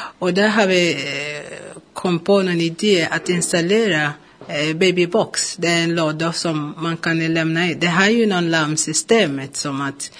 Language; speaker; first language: Swedish; non-native, fluent; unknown